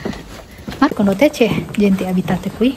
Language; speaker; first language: Italian; non-native, learner; Indonesian